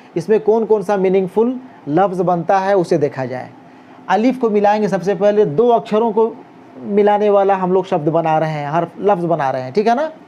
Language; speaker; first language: Hindi; native; Hindi